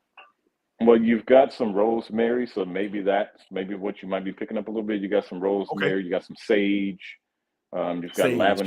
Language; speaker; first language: English; native; English